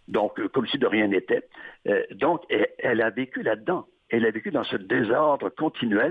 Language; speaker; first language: French; native; French